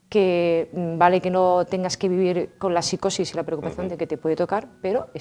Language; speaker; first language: Spanish; native; Spanish